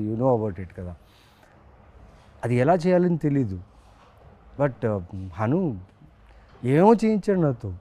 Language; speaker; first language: Telugu; native; Telugu